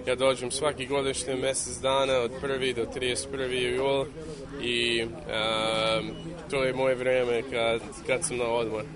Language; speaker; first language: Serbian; early bilingual, heritage; English